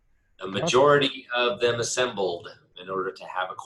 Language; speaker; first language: English; native; English